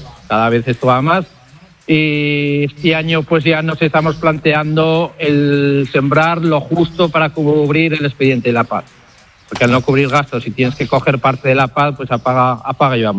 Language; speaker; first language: Spanish; native; Spanish